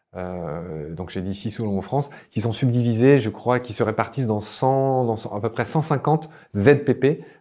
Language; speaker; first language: French; native; French